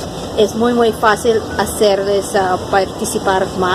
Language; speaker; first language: Spanish; non-native, fluent; English